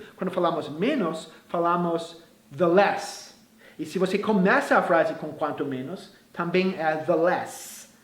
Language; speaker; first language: Portuguese; non-native, fluent; English